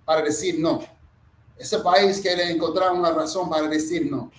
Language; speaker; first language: Spanish; non-native, fluent; English